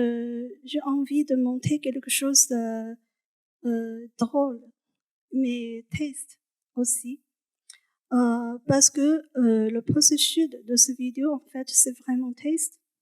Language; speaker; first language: French; non-native, learner; Chinese